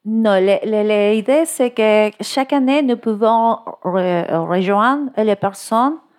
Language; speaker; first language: French; non-native, learner; Spanish